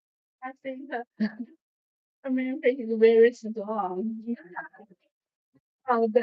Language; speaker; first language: English; non-native, learner; Chinese